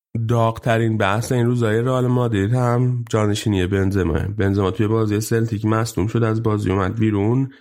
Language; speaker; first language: Persian; native; Persian